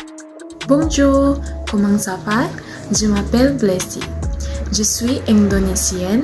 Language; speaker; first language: French; non-native, learner; Indonesian